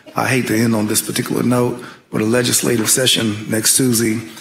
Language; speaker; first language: English; native; English